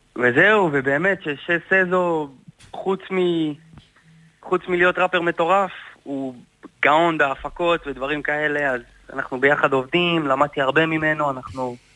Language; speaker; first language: Hebrew; early bilingual, heritage; Hebrew